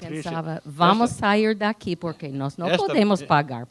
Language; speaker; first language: Portuguese; non-native, fluent; English